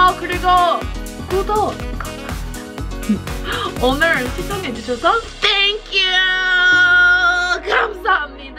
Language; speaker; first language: Korean; non-native, learner; English